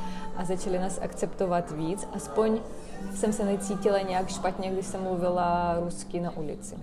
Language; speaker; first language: Czech; non-native, fluent; Russian